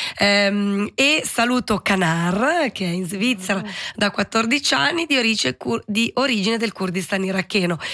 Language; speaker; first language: Italian; native; Italian